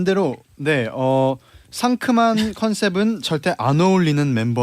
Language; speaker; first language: Korean; native; Korean